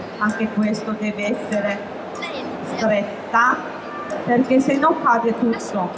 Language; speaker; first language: Italian; non-native, fluent; Japanese